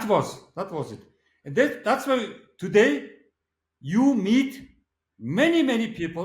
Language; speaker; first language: English; non-native, learner; Mongolian